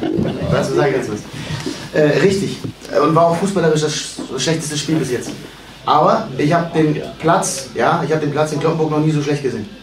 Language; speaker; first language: German; native; German